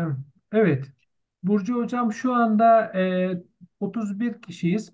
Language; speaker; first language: Turkish; native; Turkish